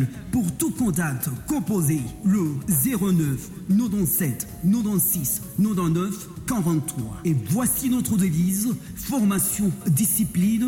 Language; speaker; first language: French; non-native, local second language; Swahili